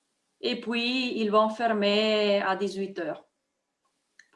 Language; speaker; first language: French; non-native, fluent; Italian